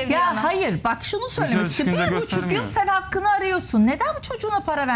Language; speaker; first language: Turkish; native; Turkish